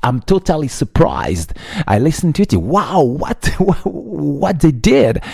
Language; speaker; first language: English; non-native, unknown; French